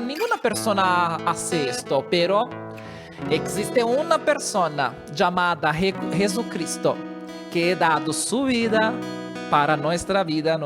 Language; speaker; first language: Spanish; non-native, learner; Portuguese